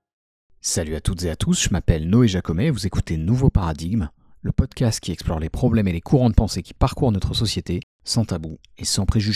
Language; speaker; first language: French; native; French